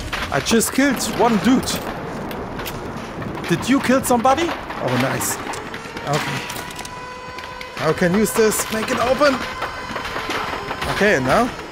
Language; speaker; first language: English; non-native, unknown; German